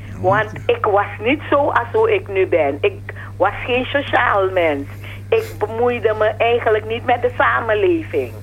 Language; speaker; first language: Dutch; non-native, fluent; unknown